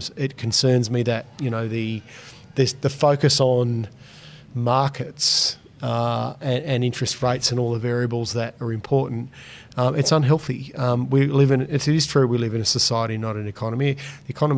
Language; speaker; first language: English; native; English